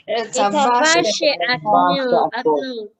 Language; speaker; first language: Russian; non-native, learner; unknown